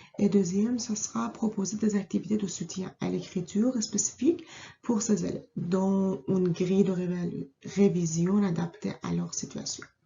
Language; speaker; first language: French; non-native, fluent; Persian